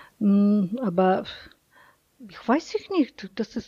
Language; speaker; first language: German; non-native, learner; Russian